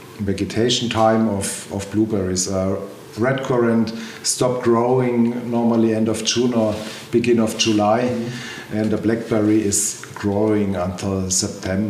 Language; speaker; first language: English; non-native, learner; German